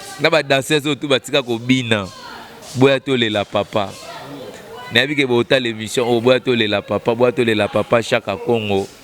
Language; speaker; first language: Lingala; native; Lingala